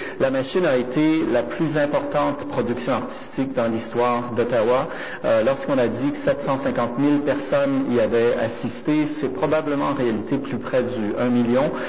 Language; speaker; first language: French; native; French